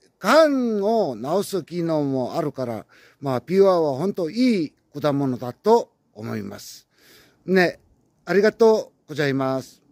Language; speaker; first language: Japanese; non-native, learner; Korean